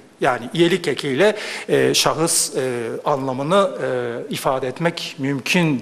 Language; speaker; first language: Turkish; non-native, fluent; Japanese